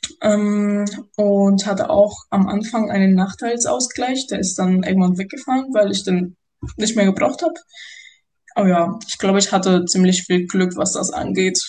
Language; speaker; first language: German; non-native, fluent; Spanish